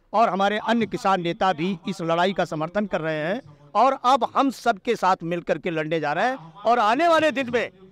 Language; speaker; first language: Hindi; non-native, local second language; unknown